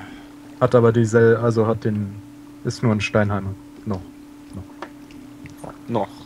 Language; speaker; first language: German; native; German